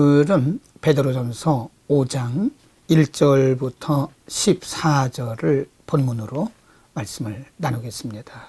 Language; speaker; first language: Korean; native; Korean